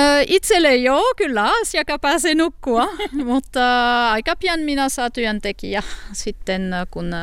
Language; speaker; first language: Finnish; non-native, learner; French